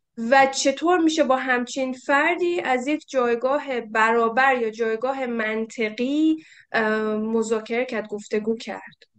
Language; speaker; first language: Persian; native; Persian